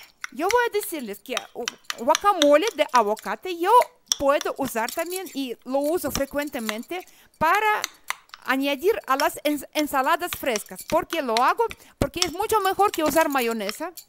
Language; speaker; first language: Spanish; non-native, fluent; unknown